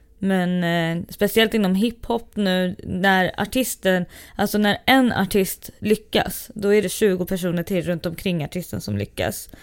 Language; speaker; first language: Swedish; native; Swedish